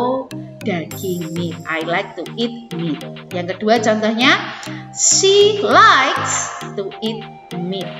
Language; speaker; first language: English; non-native, fluent; Indonesian